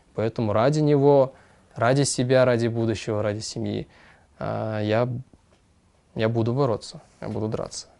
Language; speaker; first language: Russian; non-native, local second language; Kyrgyz